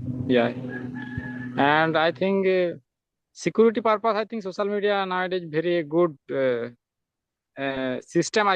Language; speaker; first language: English; non-native, learner; Santali